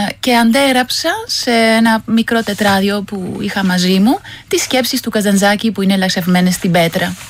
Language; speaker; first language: Greek; non-native, fluent; Spanish